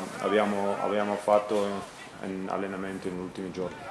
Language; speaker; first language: Italian; non-native, learner; Croatian